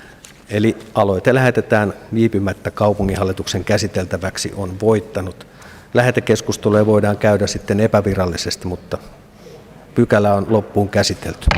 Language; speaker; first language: Finnish; native; Finnish